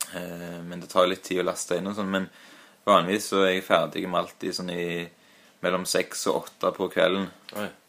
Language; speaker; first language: Norwegian; native; Norwegian